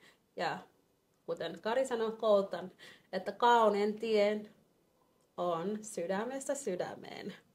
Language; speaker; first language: Finnish; non-native, fluent; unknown